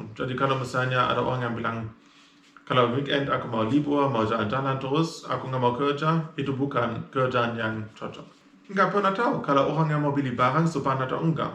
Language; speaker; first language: Indonesian; non-native, fluent; German